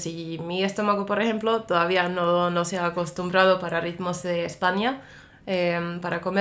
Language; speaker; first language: Spanish; non-native, fluent; Finnish